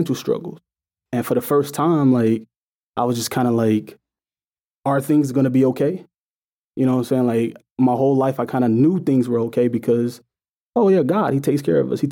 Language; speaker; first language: English; native; English